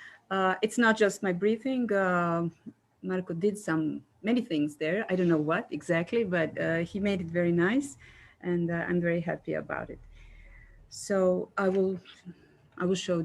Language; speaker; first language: English; non-native, fluent; Serbian